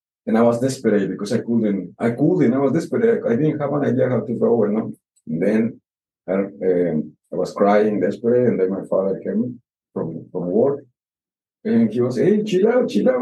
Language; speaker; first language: English; non-native, fluent; Spanish